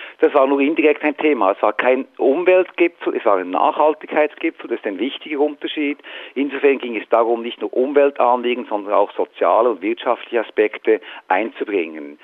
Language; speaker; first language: German; native; German